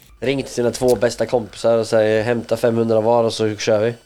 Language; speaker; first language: Swedish; native; Swedish